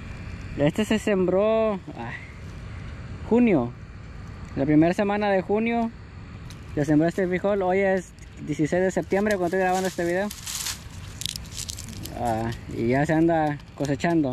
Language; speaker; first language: Spanish; native; Spanish